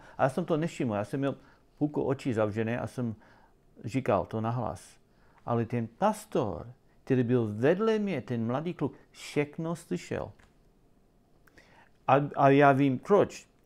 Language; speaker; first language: Czech; non-native, learner; English